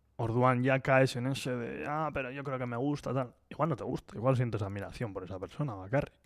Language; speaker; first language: Spanish; non-native, local second language; Basque